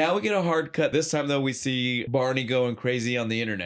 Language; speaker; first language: English; native; English